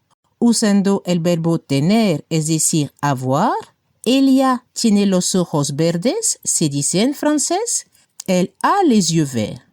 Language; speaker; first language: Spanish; non-native, fluent; French